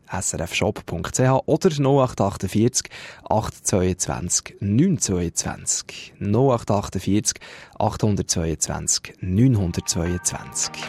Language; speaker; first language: German; native; German